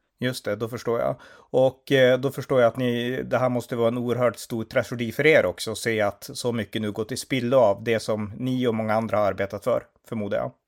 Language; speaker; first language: Swedish; native; Swedish